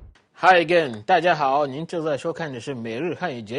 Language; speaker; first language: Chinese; non-native, fluent; French